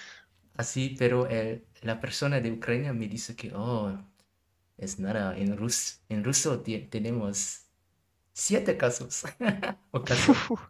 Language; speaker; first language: Spanish; non-native, learner; German